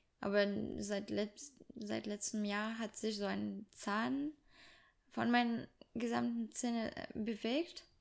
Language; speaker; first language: German; non-native, fluent; French